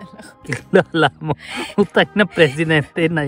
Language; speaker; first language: Filipino; non-native, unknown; Hindi